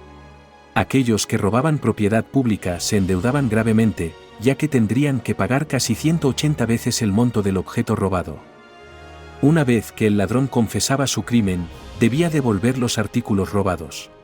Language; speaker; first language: Spanish; native; Spanish